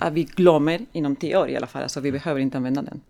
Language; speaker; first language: Swedish; non-native, learner; Spanish